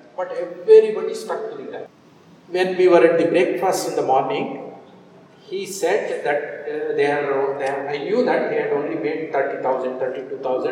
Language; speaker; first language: English; non-native, local second language; Kannada